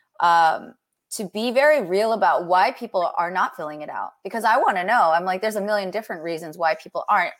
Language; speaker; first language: English; native; English